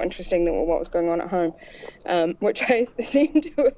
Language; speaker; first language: English; native; English